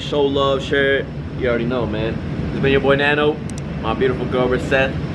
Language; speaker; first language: English; early bilingual, other home language; Spanish